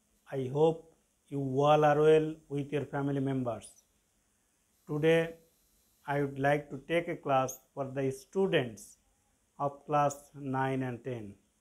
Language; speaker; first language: English; non-native, local second language; Bangla